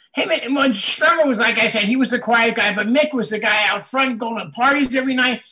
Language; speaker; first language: English; native; English